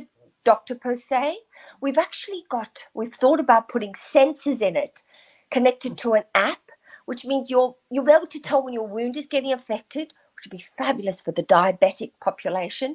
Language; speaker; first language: English; native; English